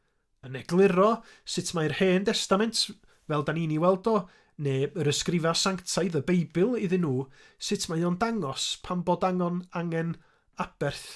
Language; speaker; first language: Welsh; native; Welsh